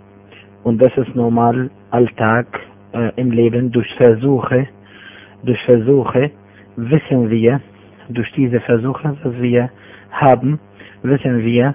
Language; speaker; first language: German; non-native, fluent; Arabic